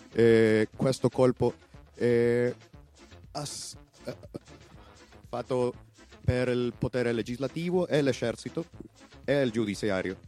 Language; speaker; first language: Italian; non-native, learner; Spanish